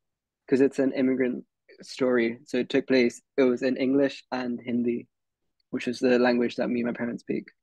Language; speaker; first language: English; early bilingual, other home language; Hindi